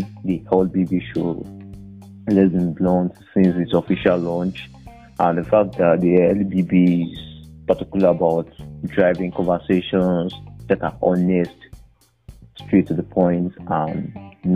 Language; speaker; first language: English; non-native, local second language; Yoruba